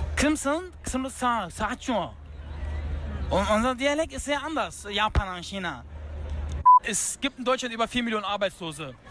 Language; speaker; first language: German; native; German